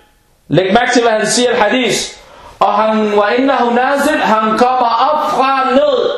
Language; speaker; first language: Danish; non-native, fluent; Arabic